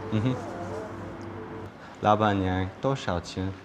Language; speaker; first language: Chinese; non-native, learner; English